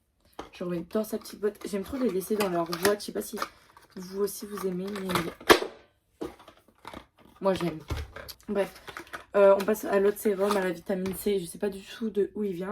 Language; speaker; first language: French; native; French